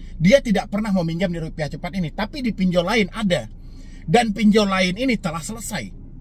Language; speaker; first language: Indonesian; non-native, local second language; Minangkabau